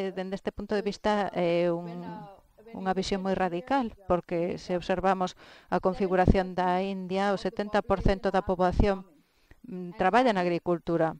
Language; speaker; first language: Galician; non-native, fluent; Filipino